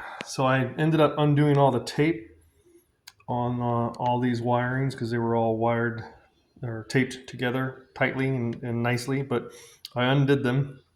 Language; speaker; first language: English; native; English